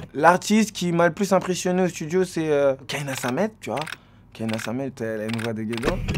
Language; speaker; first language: French; native; French